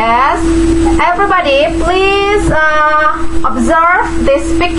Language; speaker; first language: English; non-native, fluent; Indonesian